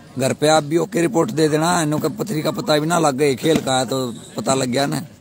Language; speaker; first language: Hindi; native; Hindi